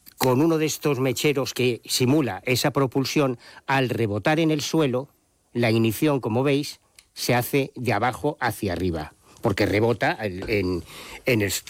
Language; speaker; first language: Spanish; native; Spanish